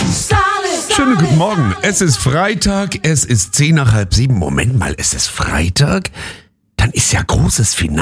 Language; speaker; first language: German; native; German